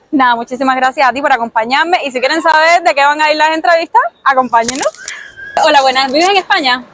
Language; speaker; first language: Spanish; native; Spanish